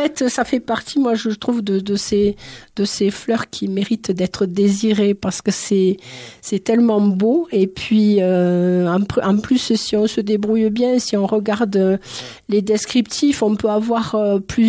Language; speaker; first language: French; native; French